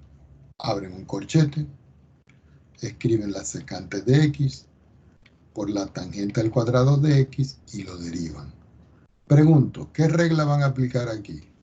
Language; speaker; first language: Spanish; native; Spanish